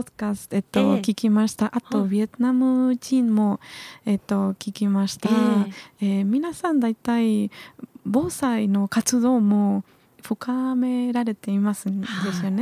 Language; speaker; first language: Japanese; non-native, learner; Spanish